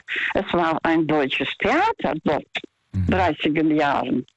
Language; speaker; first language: German; non-native, fluent; Russian